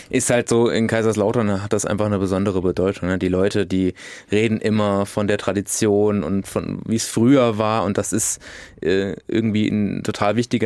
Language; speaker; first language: German; native; German